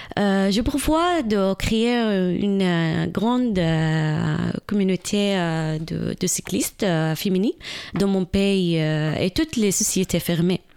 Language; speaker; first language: French; non-native, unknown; Arabic